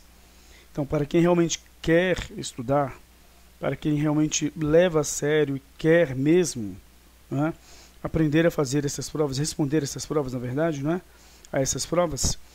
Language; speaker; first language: Portuguese; native; Portuguese